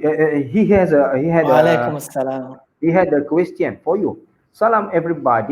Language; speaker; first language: English; non-native, local second language; Malay